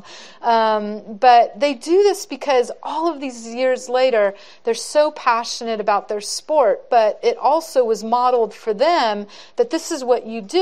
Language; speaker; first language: English; native; English